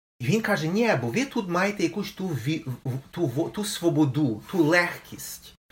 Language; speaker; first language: Ukrainian; early bilingual, heritage; Ukrainian